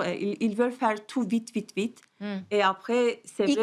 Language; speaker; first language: French; non-native, fluent; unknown